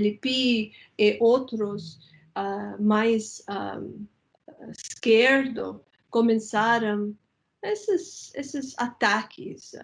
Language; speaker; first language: Portuguese; non-native, fluent; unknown